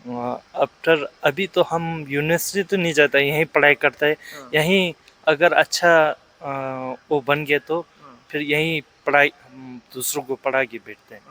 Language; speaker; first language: Hindi; non-native, local second language; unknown